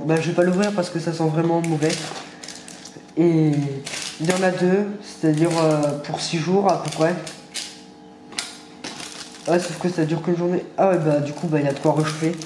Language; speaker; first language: French; native; French